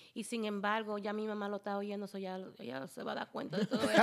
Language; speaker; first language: Spanish; early bilingual, heritage; Spanish